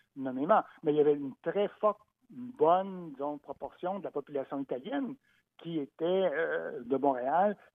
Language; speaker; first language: French; native; French